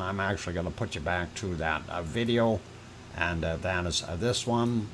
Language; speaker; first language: English; native; English